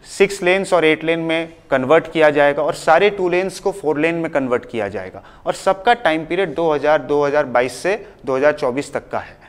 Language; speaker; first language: Hindi; native; Hindi